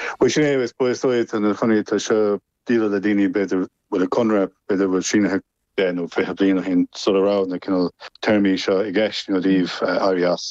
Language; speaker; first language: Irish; non-native, local second language; English